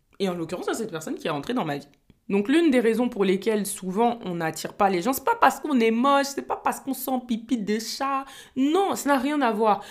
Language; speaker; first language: French; native; French